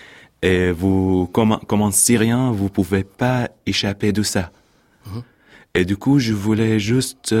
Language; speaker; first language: French; non-native, fluent; Arabic